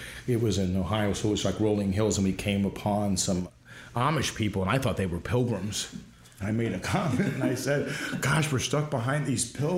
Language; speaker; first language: English; native; English